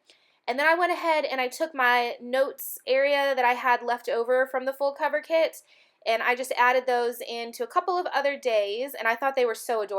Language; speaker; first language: English; native; English